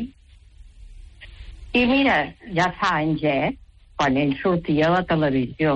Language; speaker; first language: Catalan; native; Catalan